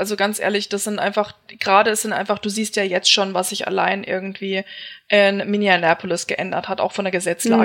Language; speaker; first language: German; native; German